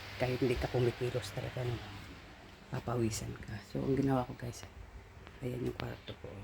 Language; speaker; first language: Filipino; native; Filipino